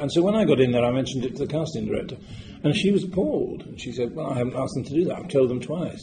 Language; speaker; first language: English; native; English